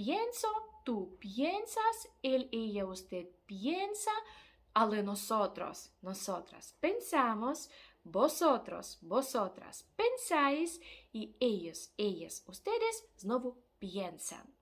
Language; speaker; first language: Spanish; non-native, fluent; Ukrainian